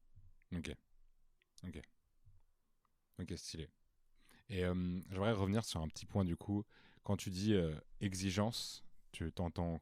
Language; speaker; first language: French; native; French